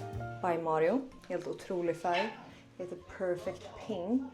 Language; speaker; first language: Swedish; native; Swedish